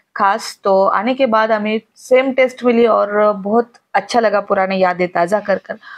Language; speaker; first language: Hindi; non-native, local second language; Marathi